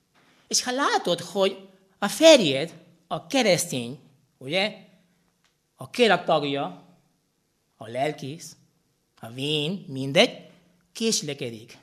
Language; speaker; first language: Hungarian; non-native, fluent; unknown